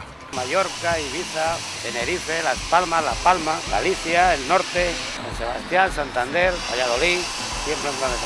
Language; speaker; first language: Spanish; native; Spanish